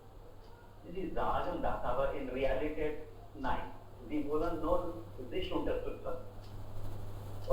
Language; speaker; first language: German; non-native, learner; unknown